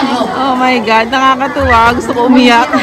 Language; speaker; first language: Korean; non-native, learner; Filipino